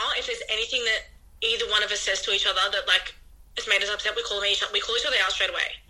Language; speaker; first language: English; native; English